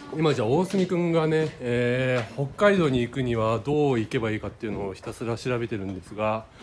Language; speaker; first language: Japanese; native; Japanese